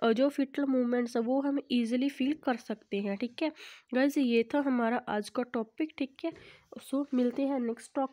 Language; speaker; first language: Hindi; non-native, local second language; Punjabi